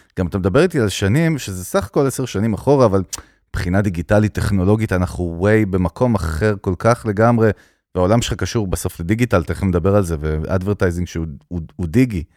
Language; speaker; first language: Hebrew; native; Hebrew